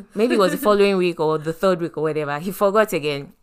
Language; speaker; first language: English; non-native, local second language; Yoruba